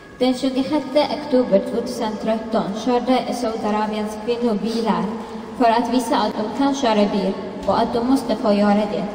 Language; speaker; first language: Swedish; non-native, fluent; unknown